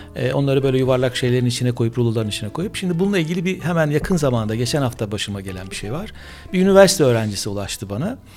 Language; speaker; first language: Turkish; non-native, local second language; Armenian